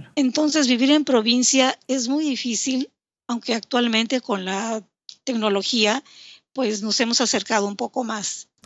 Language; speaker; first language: Spanish; native; Spanish